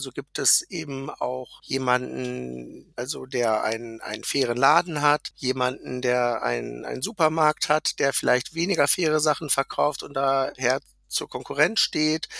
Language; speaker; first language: German; native; German